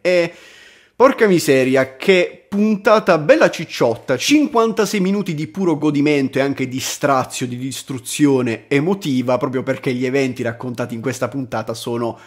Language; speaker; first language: Italian; native; Italian